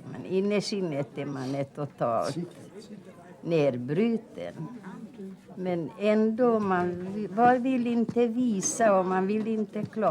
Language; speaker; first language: Swedish; non-native, fluent; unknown